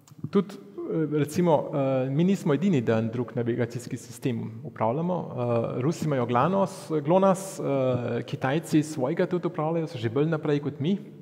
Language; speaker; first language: Slovenian; early bilingual, heritage; Slovenian